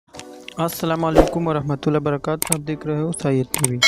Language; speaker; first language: Urdu; native; Urdu